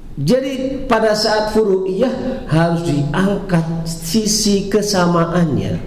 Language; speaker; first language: Indonesian; native; Indonesian